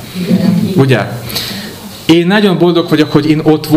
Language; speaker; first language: Hungarian; non-native, fluent; English